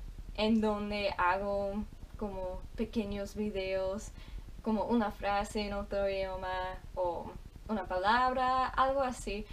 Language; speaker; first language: Spanish; non-native, fluent; English